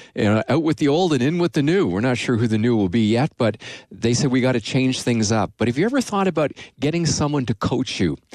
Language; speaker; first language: English; native; English